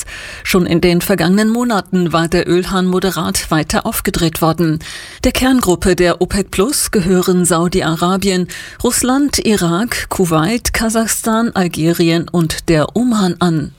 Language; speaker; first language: German; native; German